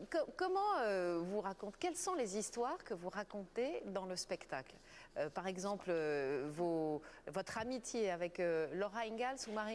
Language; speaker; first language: French; native; French